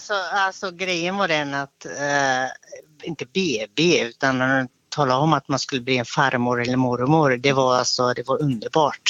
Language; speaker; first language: Swedish; native; Swedish